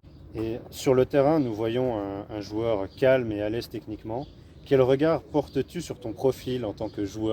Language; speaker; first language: French; native; French